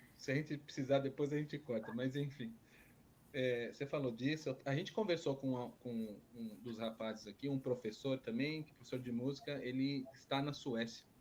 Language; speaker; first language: Portuguese; native; Portuguese